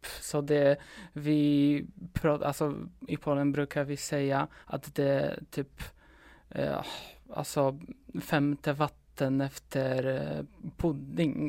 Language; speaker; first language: Swedish; non-native, fluent; Polish